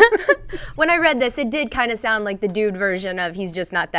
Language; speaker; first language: English; native; English